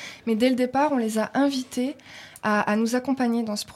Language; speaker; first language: French; native; French